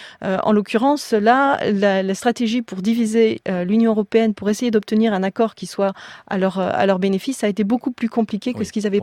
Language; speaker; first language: French; native; French